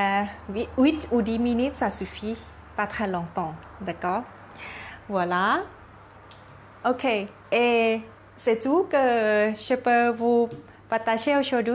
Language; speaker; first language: French; non-native, learner; Thai